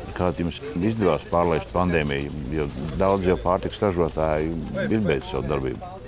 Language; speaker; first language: Latvian; native; Latvian